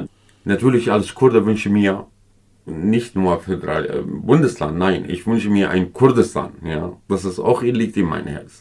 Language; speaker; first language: German; non-native, learner; Kurdish